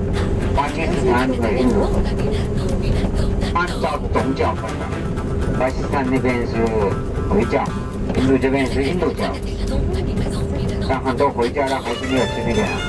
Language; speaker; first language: Chinese; non-native, fluent; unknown